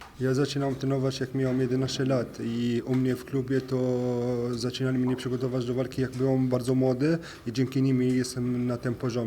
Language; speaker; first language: Polish; non-native, fluent; French